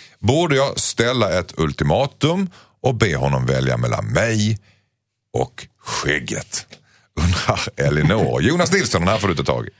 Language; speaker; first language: Swedish; native; Swedish